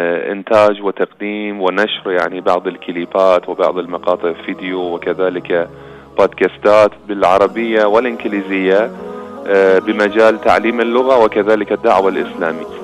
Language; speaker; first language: Arabic; non-native, fluent; Persian